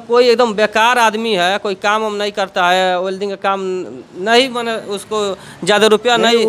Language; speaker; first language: Hindi; native; Hindi